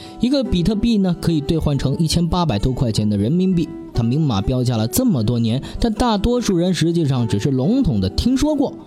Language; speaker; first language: Chinese; native; Chinese